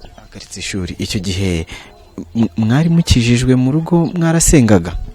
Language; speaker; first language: Kinyarwanda; native; Kinyarwanda